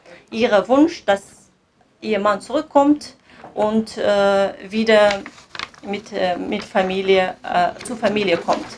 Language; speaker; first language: German; non-native, fluent; Kazakh